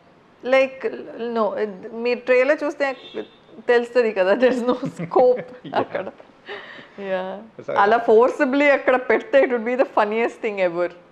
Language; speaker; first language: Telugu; non-native, fluent; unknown